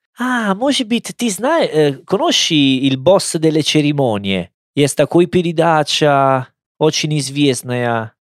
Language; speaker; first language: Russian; non-native, learner; Italian